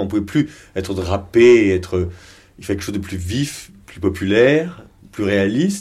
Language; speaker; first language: French; non-native, fluent; Italian